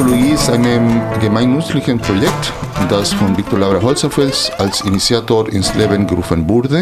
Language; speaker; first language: German; non-native, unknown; Spanish